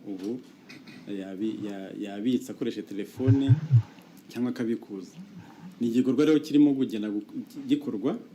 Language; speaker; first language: Kinyarwanda; native; Kinyarwanda